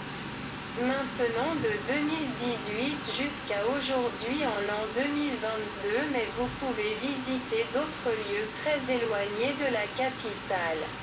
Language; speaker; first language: French; non-native, local second language; Haitian Creole